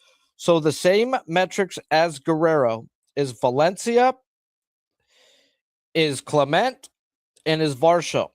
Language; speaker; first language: English; native; English